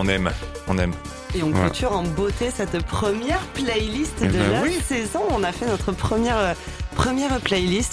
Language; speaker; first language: French; native; French